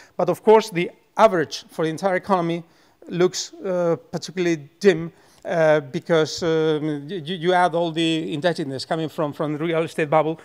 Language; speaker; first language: English; non-native, fluent; Spanish